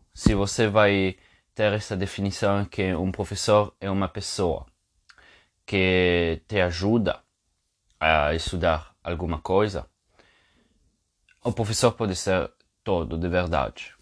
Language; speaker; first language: Portuguese; non-native, fluent; Italian